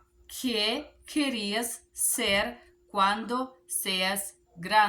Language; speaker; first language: Spanish; non-native, learner; Bulgarian